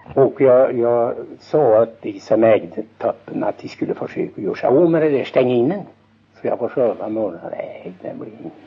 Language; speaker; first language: Swedish; native; Swedish